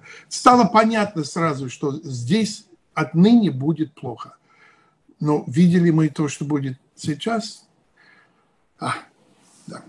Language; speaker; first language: Russian; non-native, fluent; English